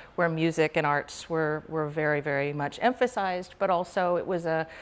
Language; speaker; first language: English; native; English